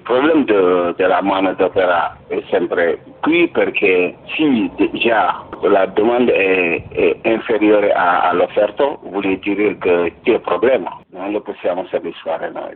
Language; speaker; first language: Italian; non-native, fluent; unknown